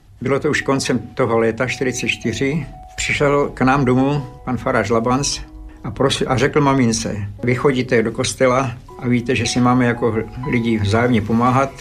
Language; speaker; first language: Czech; early bilingual, other home language; Slovak